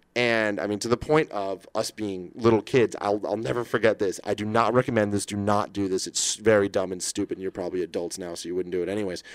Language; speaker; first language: English; native; English